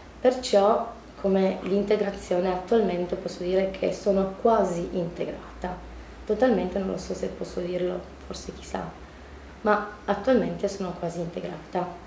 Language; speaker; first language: Italian; non-native, fluent; Romanian